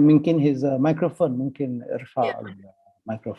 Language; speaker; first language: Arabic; non-native, fluent; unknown